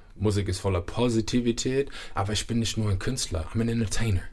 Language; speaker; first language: German; native; German